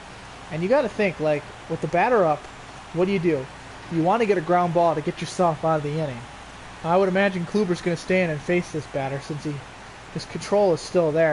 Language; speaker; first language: English; native; English